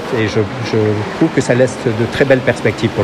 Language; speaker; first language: French; native; French